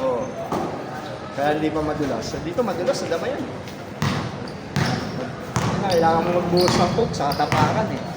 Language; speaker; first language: Filipino; native; Filipino